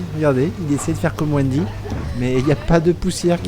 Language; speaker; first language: French; native; French